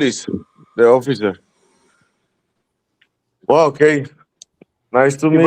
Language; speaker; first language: English; non-native, learner; Spanish